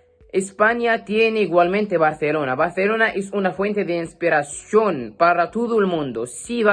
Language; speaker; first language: Spanish; non-native, learner; Arabic